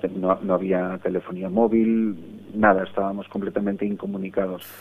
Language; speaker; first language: Spanish; early bilingual, other home language; English